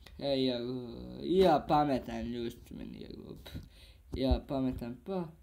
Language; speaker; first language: Bosnian; early bilingual, heritage; Bosnian